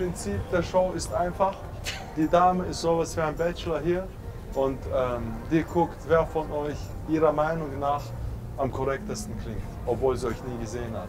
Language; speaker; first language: German; native; German